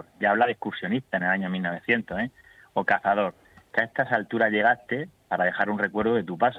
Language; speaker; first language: Spanish; native; Spanish